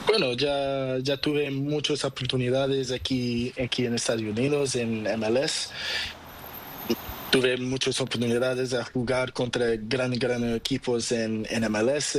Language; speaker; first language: Spanish; non-native, learner; Portuguese